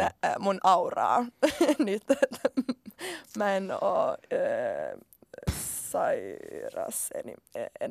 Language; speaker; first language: Finnish; non-native, local second language; Swedish